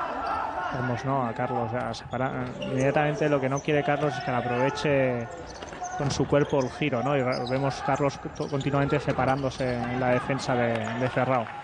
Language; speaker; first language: Spanish; native; Spanish